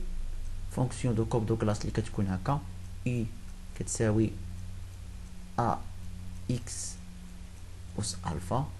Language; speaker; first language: Arabic; native; Arabic